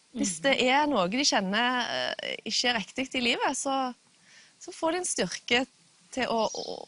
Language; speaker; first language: Norwegian; native; Norwegian